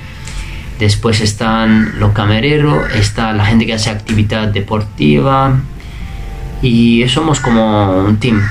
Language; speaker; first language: Spanish; non-native, fluent; Italian